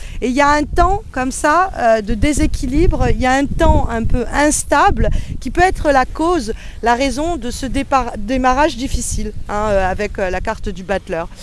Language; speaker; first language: French; native; French